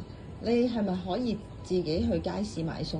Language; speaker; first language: Cantonese; native; Cantonese